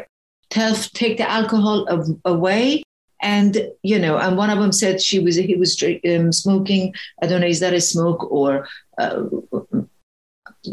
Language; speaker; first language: English; non-native, fluent; Persian